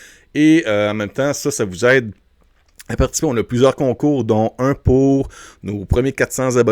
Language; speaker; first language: French; native; French